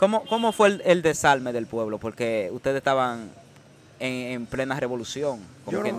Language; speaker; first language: Spanish; native; Spanish